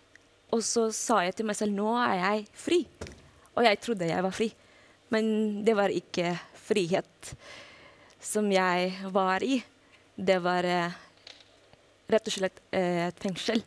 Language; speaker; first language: Norwegian; non-native, fluent; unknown